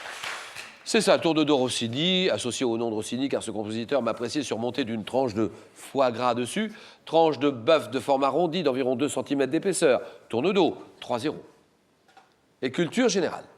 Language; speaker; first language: French; native; French